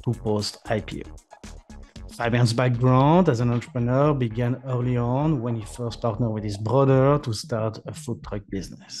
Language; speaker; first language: English; non-native, fluent; French